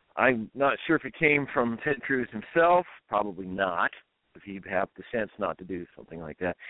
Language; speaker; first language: English; native; English